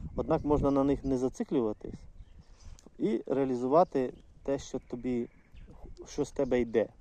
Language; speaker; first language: Ukrainian; non-native, local second language; Russian